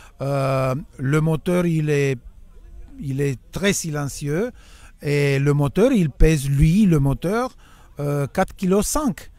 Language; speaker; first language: French; non-native, fluent; Romanian